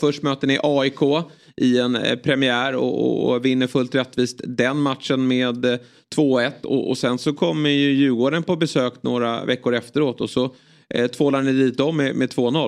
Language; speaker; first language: Swedish; native; Swedish